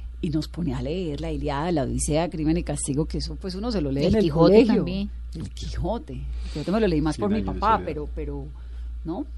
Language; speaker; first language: Spanish; native; Spanish